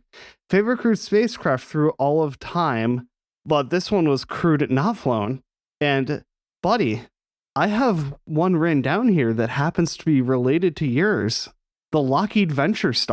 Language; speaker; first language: English; native; English